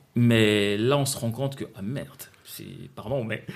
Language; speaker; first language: French; non-native, local second language; Lingala